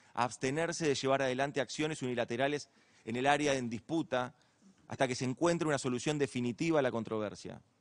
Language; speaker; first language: Spanish; native; Spanish